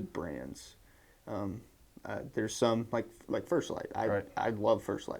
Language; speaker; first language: English; native; English